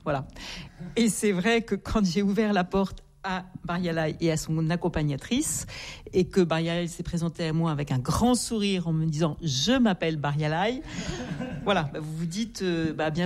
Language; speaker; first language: French; native; French